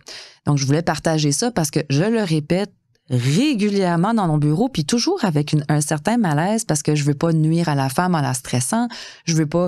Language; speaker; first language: French; native; French